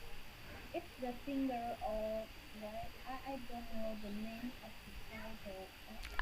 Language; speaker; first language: English; non-native, learner; Vietnamese